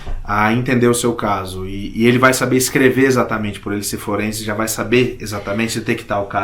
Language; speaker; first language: Portuguese; native; Portuguese